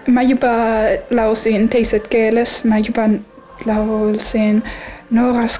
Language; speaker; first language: Estonian; non-native, learner; German